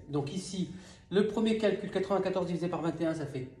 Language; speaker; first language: French; native; French